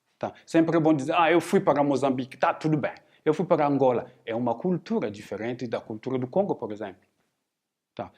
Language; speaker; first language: Portuguese; non-native, fluent; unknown